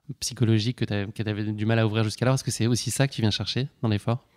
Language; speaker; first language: French; native; French